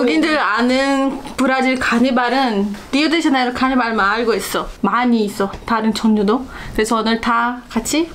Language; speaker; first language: Korean; non-native, learner; Portuguese